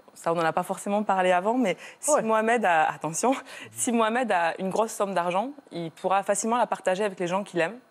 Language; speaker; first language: French; native; French